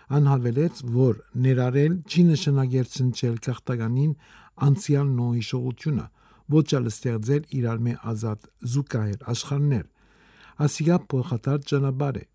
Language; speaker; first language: Armenian; early bilingual, heritage; Armenian